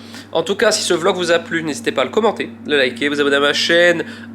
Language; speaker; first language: French; native; French